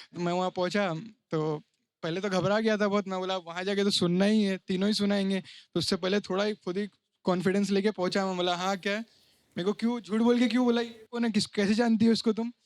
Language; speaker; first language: Hindi; native; Hindi